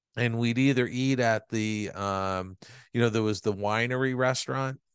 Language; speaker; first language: English; native; English